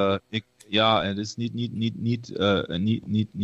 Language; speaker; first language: Dutch; non-native, learner; German